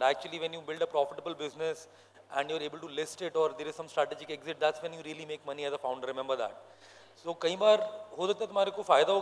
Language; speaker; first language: English; non-native, local second language; Hindi